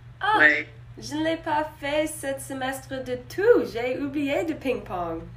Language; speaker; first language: French; non-native, learner; English